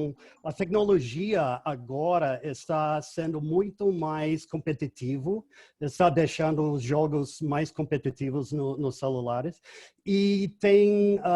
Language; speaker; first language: Portuguese; non-native, fluent; English